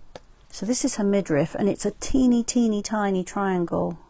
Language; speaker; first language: English; native; English